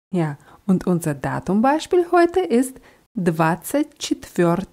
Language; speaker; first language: German; non-native, fluent; Russian